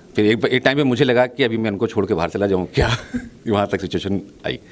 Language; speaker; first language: Hindi; native; Hindi